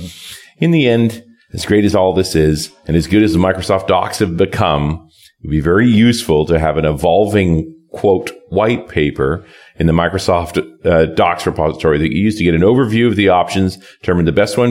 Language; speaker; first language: English; native; English